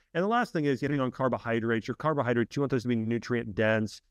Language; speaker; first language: English; native; English